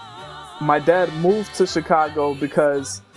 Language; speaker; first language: English; early bilingual, other home language; Spanish